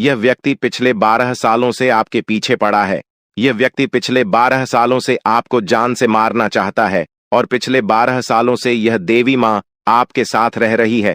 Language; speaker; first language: Hindi; non-native, local second language; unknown